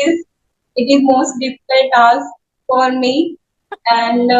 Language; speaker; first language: English; non-native, learner; Hindi